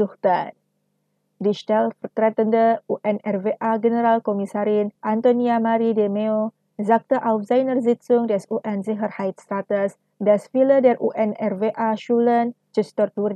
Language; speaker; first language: German; non-native, fluent; Indonesian